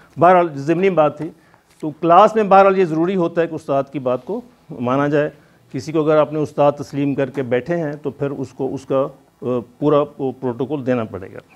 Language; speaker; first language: Urdu; non-native, local second language; Punjabi